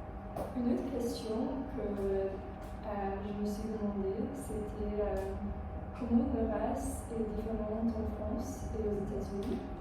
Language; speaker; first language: French; non-native, fluent; English